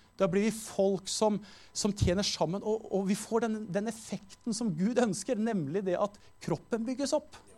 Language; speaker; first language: Norwegian; native; Norwegian